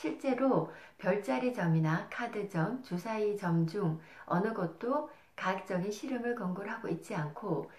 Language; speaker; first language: Korean; native; Korean